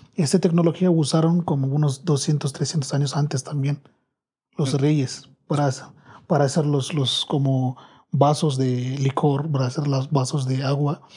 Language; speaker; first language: Spanish; non-native, learner; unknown